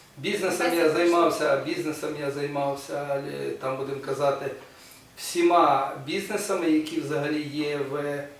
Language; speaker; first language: Ukrainian; non-native, local second language; Russian